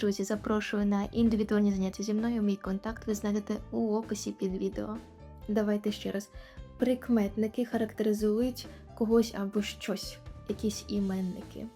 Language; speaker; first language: Ukrainian; native; Ukrainian